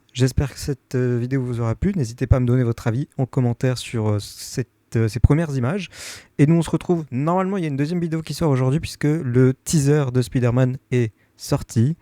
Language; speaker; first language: French; native; French